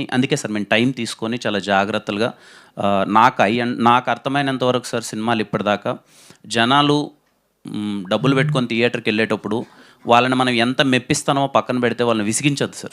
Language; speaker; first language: Telugu; native; Telugu